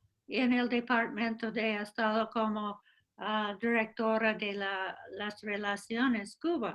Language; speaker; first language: Spanish; non-native, fluent; English